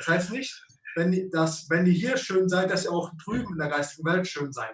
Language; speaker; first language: German; native; German